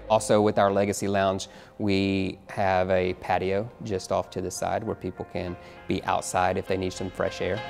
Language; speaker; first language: English; native; English